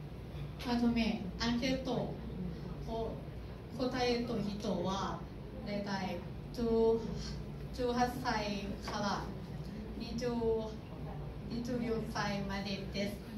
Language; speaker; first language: Japanese; non-native, learner; Thai